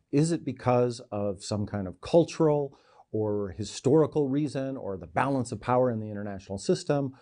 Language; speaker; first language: English; native; English